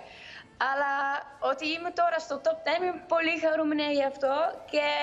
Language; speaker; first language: Greek; early bilingual, heritage; Greek